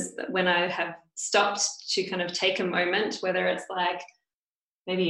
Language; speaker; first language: English; native; English